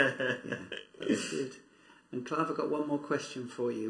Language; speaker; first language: English; native; English